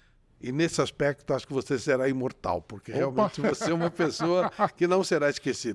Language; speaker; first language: Portuguese; native; Portuguese